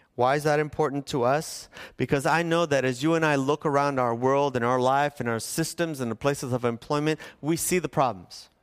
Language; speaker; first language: English; native; English